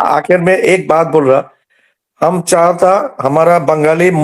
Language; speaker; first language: Hindi; non-native, learner; Bangla